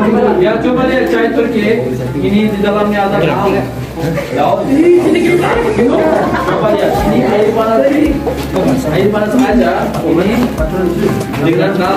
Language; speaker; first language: Indonesian; non-native, learner; Turkish